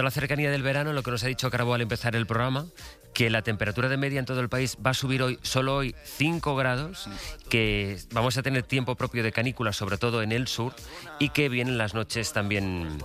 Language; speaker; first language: Spanish; native; Spanish